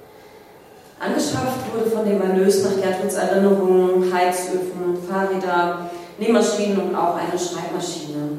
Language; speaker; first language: German; native; German